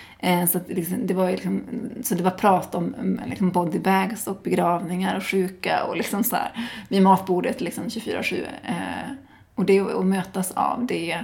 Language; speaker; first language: Swedish; native; Swedish